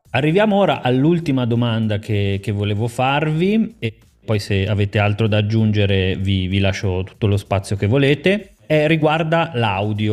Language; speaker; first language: Italian; native; Italian